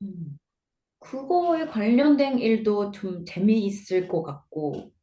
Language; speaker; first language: Korean; non-native, fluent; Japanese